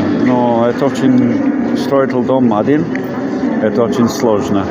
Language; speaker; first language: Russian; non-native, learner; English